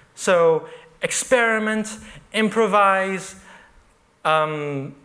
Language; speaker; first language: English; native; English